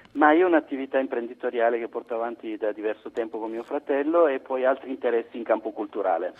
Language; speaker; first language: Italian; early bilingual, other home language; Croatian